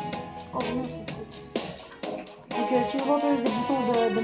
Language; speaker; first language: French; native; French